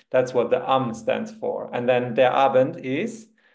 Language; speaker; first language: English; non-native, fluent; German